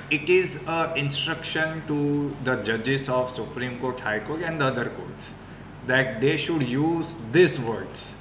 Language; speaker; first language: Hindi; non-native, local second language; Gujarati